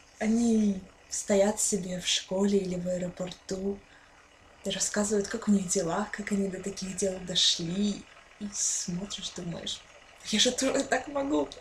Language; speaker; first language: Russian; native; Russian